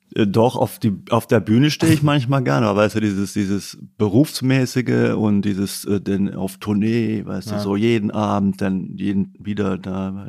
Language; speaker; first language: German; non-native, local second language; Limburgish